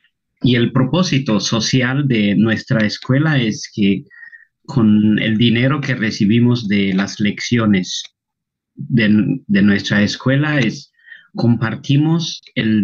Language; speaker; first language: Spanish; non-native, local second language; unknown